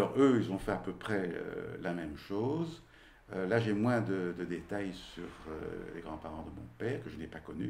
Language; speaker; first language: French; native; French